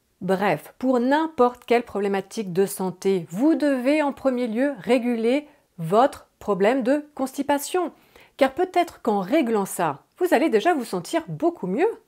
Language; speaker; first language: French; native; French